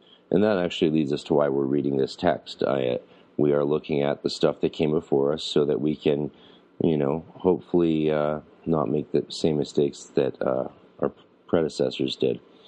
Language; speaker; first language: English; native; English